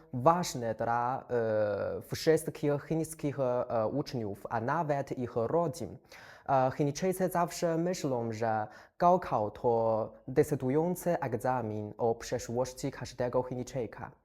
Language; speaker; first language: Polish; non-native, fluent; Chinese